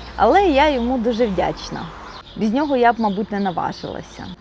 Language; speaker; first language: Ukrainian; non-native, local second language; Russian